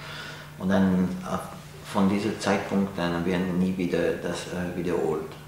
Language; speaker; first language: German; non-native, fluent; French